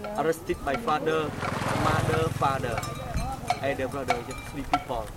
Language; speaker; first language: English; non-native, learner; Khmer